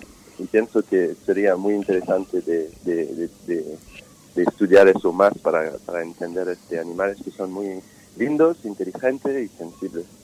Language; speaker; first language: Spanish; non-native, fluent; French